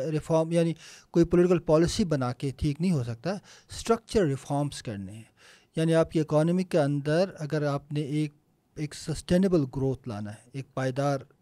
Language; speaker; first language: Urdu; non-native, local second language; Punjabi